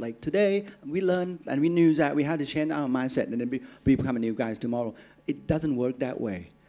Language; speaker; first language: English; non-native, fluent; Thai